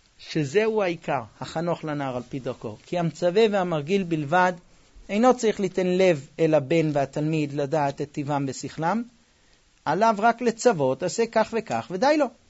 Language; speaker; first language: Hebrew; non-native, fluent; English